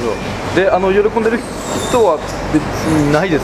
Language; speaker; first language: Japanese; non-native, learner; French